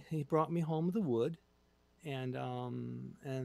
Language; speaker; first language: English; native; English